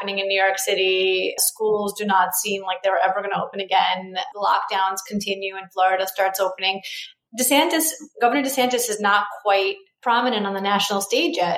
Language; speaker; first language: English; native; English